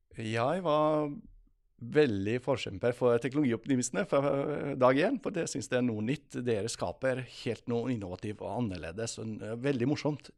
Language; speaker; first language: Norwegian; non-native, fluent; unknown